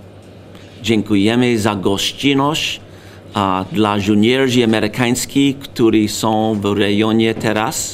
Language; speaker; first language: Polish; non-native, learner; English